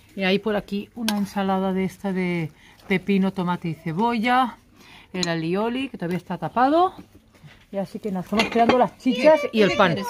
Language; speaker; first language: Spanish; early bilingual, other home language; Arabic